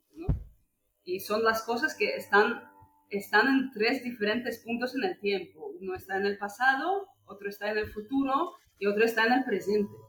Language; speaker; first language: Spanish; non-native, fluent; Russian